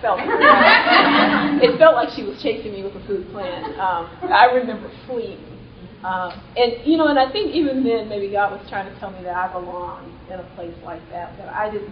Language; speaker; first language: English; native; English